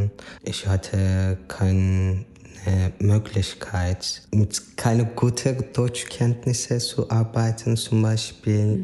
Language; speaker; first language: German; non-native, fluent; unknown